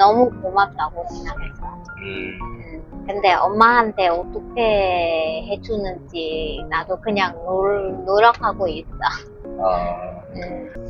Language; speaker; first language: Korean; non-native, learner; Vietnamese